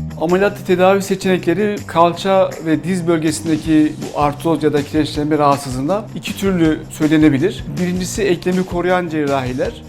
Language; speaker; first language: Turkish; native; Turkish